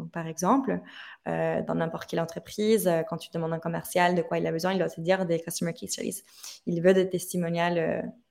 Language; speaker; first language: French; non-native, fluent; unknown